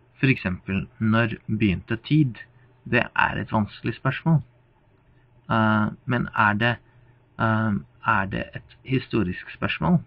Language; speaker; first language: Norwegian; non-native, fluent; English